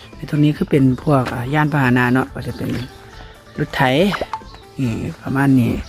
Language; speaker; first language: Thai; non-native, local second language; Northeastern Thai